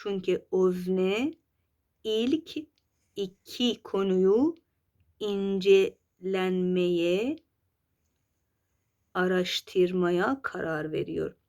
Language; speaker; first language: Turkish; non-native, fluent; Persian